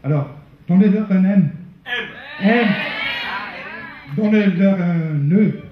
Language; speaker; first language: French; non-native, fluent; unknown